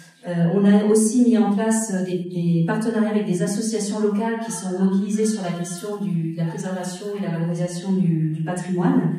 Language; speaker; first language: French; native; French